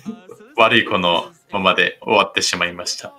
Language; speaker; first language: Japanese; native; Japanese